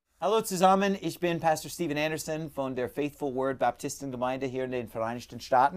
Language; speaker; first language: German; non-native, fluent; English